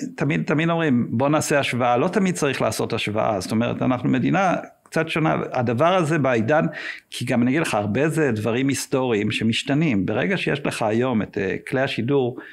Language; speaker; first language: Hebrew; native; Hebrew